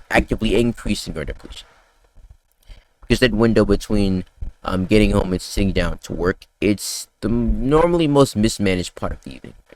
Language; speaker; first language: English; native; English